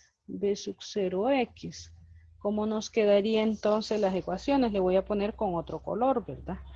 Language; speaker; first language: Spanish; native; Spanish